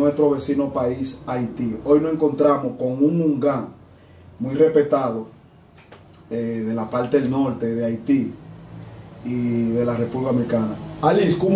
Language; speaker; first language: Spanish; native; Spanish